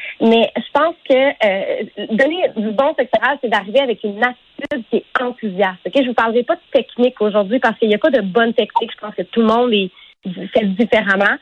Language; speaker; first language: French; native; French